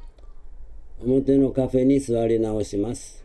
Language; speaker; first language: Japanese; native; Japanese